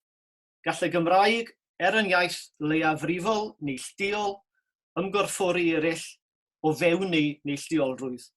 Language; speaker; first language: Welsh; native; Welsh